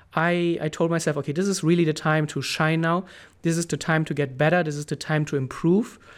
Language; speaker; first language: English; non-native, fluent; German